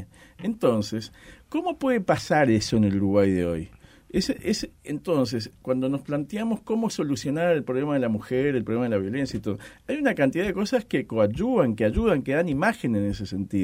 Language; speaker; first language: Spanish; native; Spanish